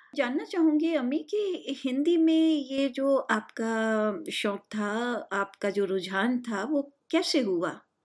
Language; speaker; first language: Hindi; native; Hindi